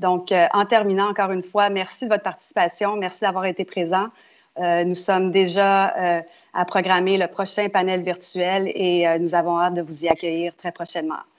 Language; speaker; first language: French; native; French